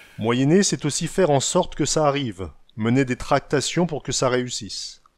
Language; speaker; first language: French; native; French